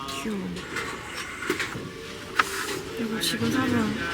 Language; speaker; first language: Korean; native; Korean